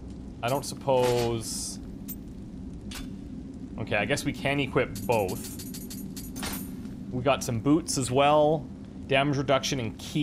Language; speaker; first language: English; native; English